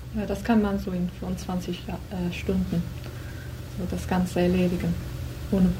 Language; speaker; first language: German; non-native, fluent; English